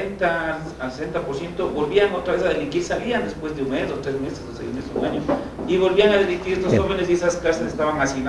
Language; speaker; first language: Spanish; native; Spanish